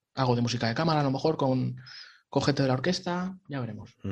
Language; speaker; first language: Spanish; native; Spanish